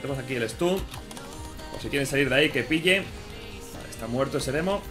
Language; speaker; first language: Spanish; native; Spanish